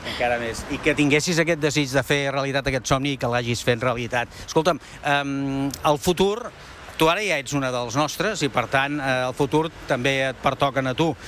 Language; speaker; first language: Catalan; native; Catalan